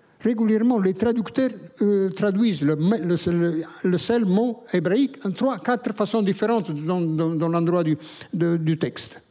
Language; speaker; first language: French; non-native, fluent; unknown